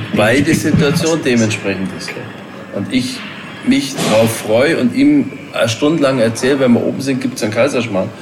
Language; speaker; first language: German; native; German